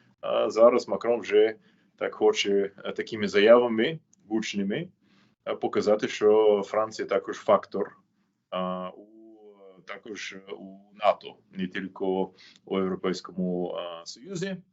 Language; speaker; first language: Ukrainian; non-native, fluent; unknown